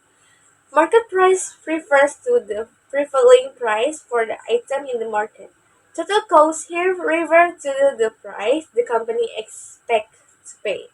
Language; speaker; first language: English; non-native, learner; Indonesian